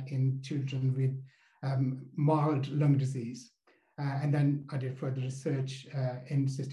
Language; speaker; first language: English; non-native, local second language; Punjabi